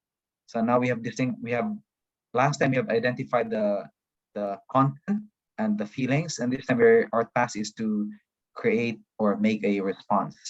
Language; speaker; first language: English; non-native, fluent; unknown